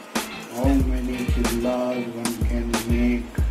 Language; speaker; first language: English; non-native, local second language; Hindi